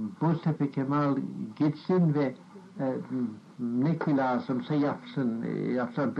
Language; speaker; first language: Turkish; non-native, fluent; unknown